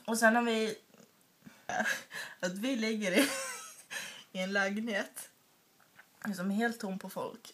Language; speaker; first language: Swedish; native; Swedish